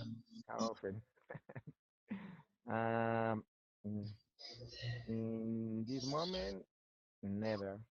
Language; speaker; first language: English; non-native, learner; Spanish